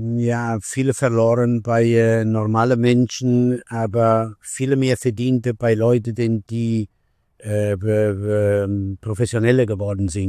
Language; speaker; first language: German; non-native, learner; Italian